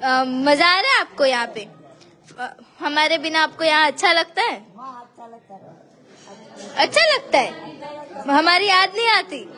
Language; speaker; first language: Hindi; non-native, local second language; Gujarati